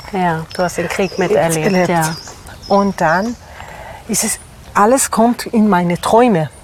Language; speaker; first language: German; non-native, learner; Persian